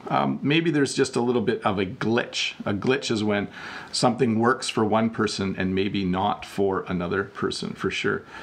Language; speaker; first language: English; native; English